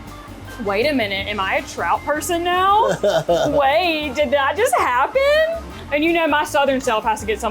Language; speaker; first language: English; native; English